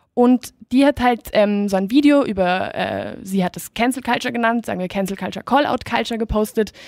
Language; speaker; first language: German; non-native, fluent; Spanish